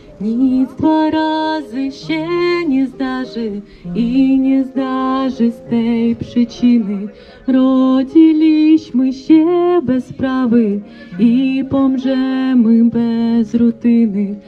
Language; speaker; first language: Polish; non-native, learner; Ukrainian